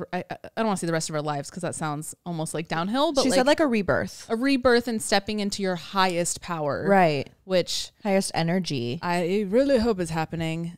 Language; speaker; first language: English; native; English